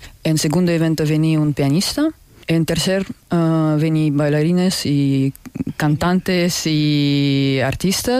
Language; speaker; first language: Spanish; non-native, learner; Russian